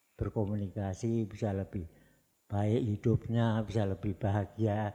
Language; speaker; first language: Indonesian; non-native, local second language; Javanese